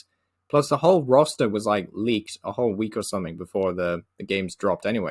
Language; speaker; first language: English; native; English